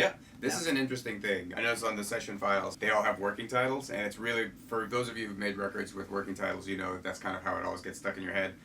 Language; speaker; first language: English; native; English